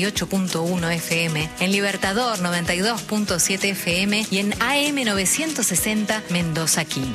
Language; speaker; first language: Spanish; native; Spanish